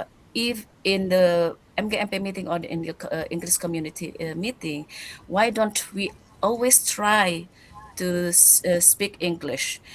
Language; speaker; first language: English; non-native, learner; Indonesian